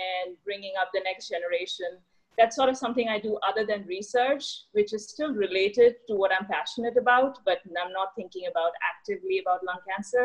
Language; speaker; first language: English; non-native, local second language; Bangla